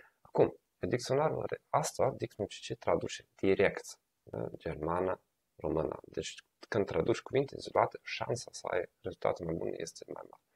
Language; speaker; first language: Romanian; non-native, fluent; German